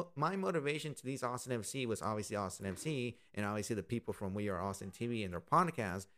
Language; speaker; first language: English; native; English